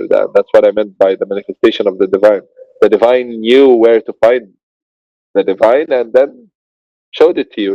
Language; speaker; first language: English; non-native, fluent; Arabic